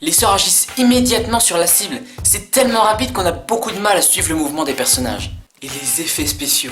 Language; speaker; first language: French; native; French